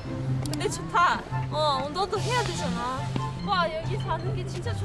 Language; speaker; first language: Korean; non-native, fluent; Russian